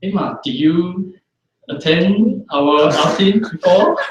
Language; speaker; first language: English; non-native, fluent; Chinese